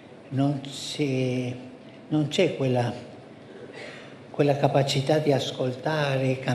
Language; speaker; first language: Italian; non-native, fluent; Spanish